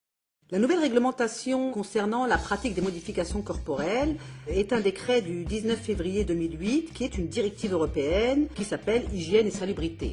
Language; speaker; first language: French; native; French